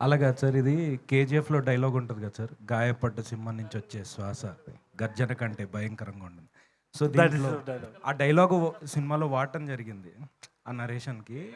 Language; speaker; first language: Telugu; native; Telugu